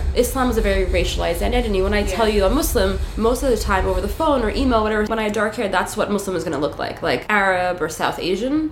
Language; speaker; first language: English; early bilingual, other home language; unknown